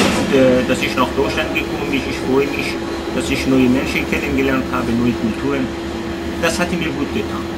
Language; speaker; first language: German; non-native, fluent; Persian